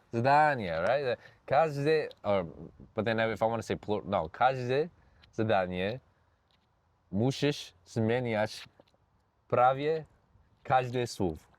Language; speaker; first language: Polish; non-native, learner; English